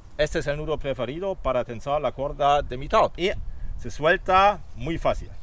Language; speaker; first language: Spanish; non-native, fluent; German